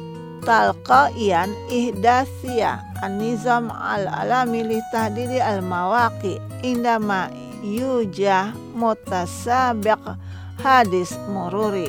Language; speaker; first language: Arabic; non-native, fluent; Indonesian